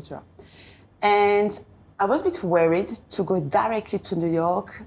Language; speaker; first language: English; non-native, fluent; French